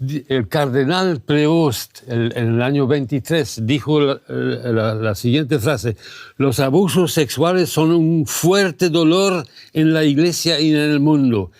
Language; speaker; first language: Spanish; non-native, fluent; German